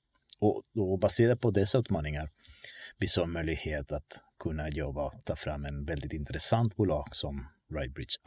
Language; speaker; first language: Swedish; non-native, fluent; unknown